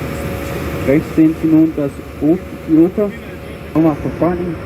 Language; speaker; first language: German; non-native, learner; Danish